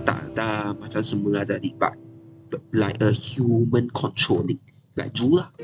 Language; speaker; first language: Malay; non-native, local second language; Chinese